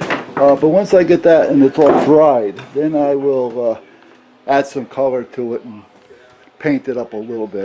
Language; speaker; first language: English; native; English